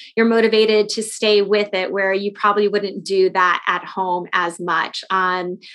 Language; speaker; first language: English; native; English